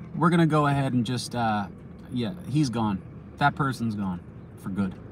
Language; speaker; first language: English; native; English